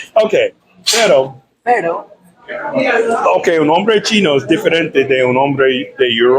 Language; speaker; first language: Spanish; non-native, learner; English